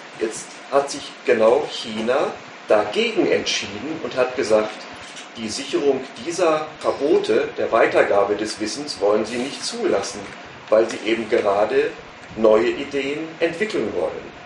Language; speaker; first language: German; native; German